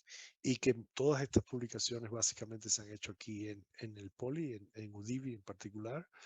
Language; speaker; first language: Spanish; native; Spanish